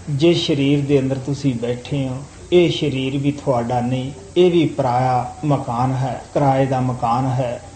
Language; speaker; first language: Punjabi; native; Punjabi